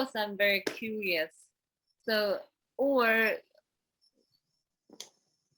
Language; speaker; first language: English; non-native, fluent; Korean